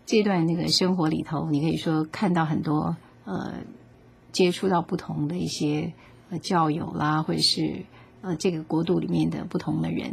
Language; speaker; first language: Chinese; native; Chinese